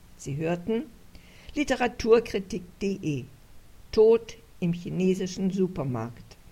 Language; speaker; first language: German; native; German